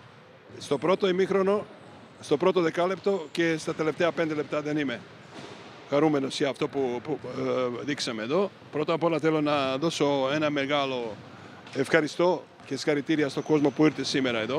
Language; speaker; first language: Greek; non-native, fluent; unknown